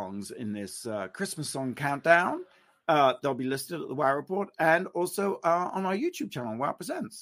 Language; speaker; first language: English; native; English